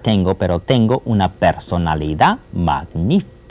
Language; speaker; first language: Spanish; non-native, fluent; English